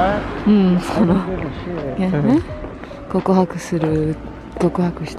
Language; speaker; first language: Japanese; non-native, learner; Filipino